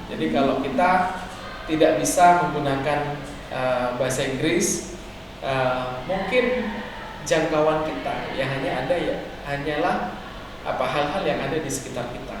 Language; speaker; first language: Indonesian; native; Indonesian